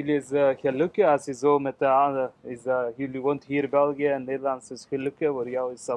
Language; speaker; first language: Dutch; non-native, learner; Hindi